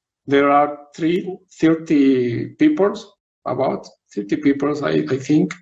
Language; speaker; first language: English; non-native, learner; Spanish